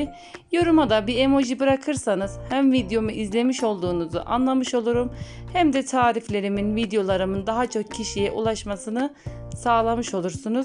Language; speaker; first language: Turkish; native; Turkish